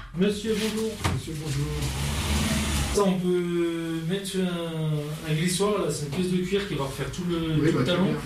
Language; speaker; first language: French; native; French